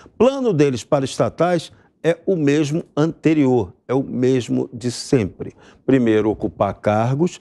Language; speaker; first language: Portuguese; native; Portuguese